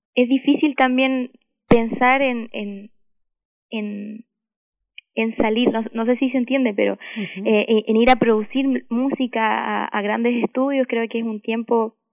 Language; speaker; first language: Spanish; native; Spanish